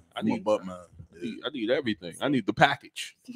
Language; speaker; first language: English; native; English